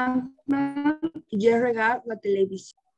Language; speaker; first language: French; non-native, learner; Spanish